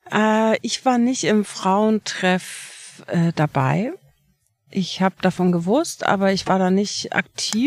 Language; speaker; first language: German; native; German